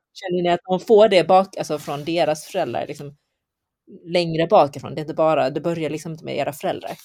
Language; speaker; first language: Swedish; early bilingual, other home language; Chinese